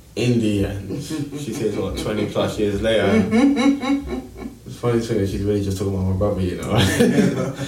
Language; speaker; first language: English; early bilingual, other home language; Krio